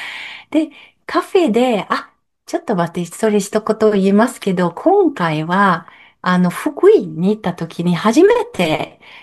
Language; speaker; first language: Japanese; non-native, learner; French